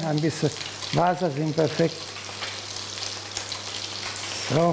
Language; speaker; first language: German; non-native, learner; Italian